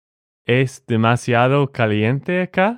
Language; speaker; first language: Spanish; non-native, fluent; English